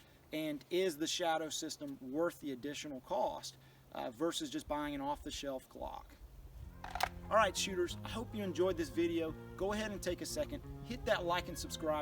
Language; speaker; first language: English; native; English